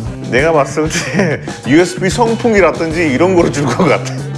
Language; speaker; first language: Korean; non-native, fluent; Hindi